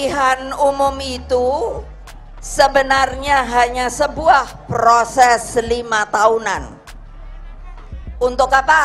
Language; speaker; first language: Indonesian; native; Indonesian